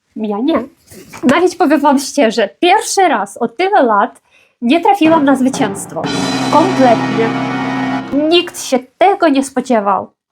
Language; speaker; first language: Polish; non-native, fluent; Ukrainian